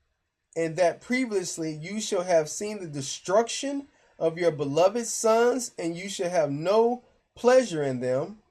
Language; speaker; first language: English; native; English